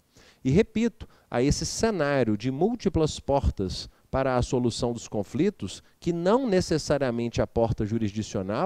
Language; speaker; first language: Portuguese; native; Portuguese